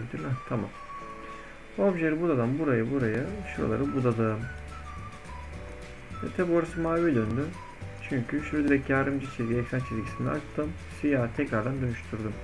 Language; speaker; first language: Turkish; native; Turkish